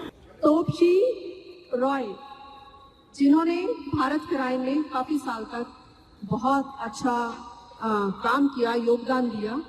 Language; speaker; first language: Hindi; native; Hindi